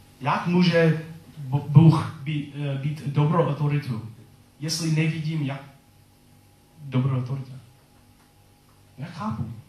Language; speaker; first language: Czech; non-native, learner; English